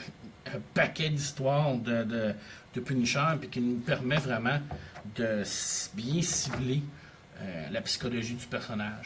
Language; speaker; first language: French; native; French